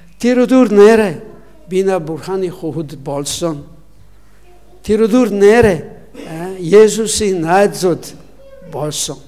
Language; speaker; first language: Mongolian; non-native, learner; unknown